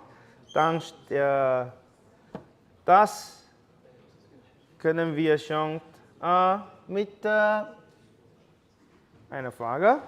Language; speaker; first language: German; non-native, learner; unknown